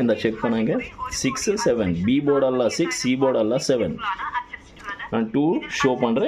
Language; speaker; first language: Tamil; non-native, local second language; Malayalam